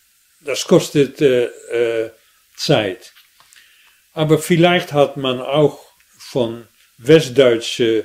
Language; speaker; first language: German; non-native, fluent; Dutch